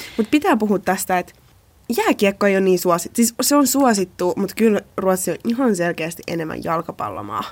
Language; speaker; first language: Finnish; native; Finnish